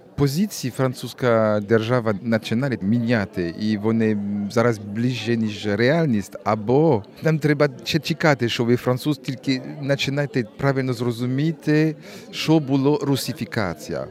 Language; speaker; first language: Ukrainian; non-native, learner; French